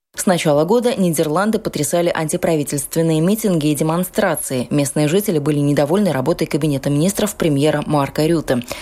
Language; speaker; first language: Russian; native; Russian